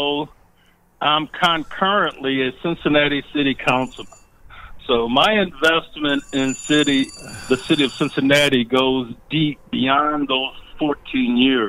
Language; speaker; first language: English; native; English